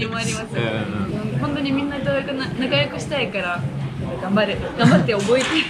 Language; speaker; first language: Japanese; non-native, fluent; Russian